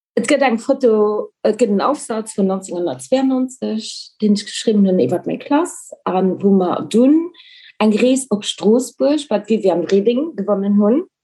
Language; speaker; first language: Luxembourgish; early bilingual, other home language; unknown